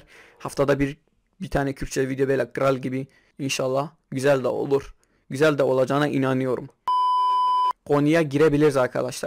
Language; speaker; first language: Turkish; non-native, local second language; Kurdish